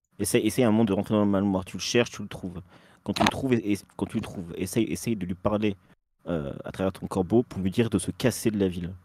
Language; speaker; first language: French; native; French